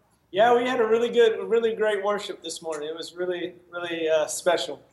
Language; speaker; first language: English; native; English